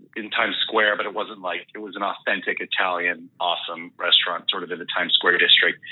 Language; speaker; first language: English; early bilingual, other home language; Spanish